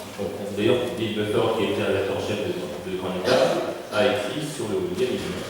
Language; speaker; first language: French; native; French